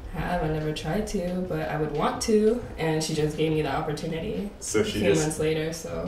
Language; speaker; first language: English; non-native, fluent; Japanese